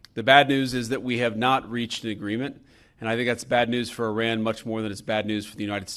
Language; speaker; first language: English; native; English